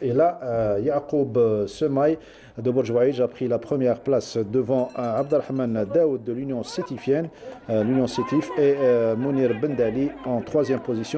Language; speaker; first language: French; non-native, local second language; Arabic